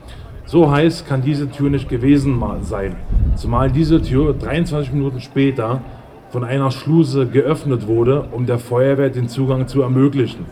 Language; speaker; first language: German; native; German